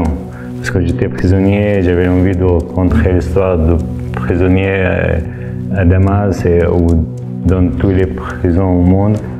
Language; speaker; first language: French; non-native, fluent; Arabic